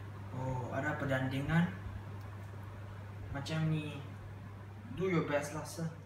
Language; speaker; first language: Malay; non-native, local second language; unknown